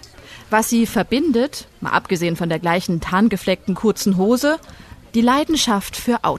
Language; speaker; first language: German; native; German